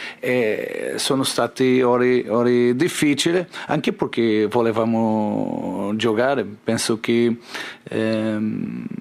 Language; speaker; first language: Italian; non-native, learner; Portuguese